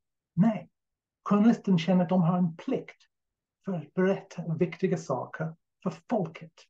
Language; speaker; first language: Swedish; non-native, fluent; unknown